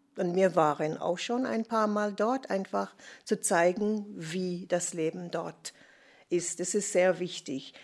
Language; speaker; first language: German; non-native, fluent; English